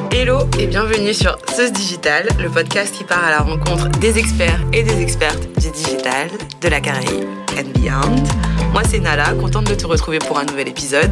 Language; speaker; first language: French; native; French